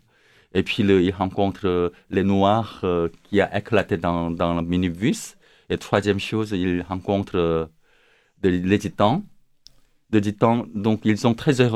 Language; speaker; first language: French; non-native, learner; Korean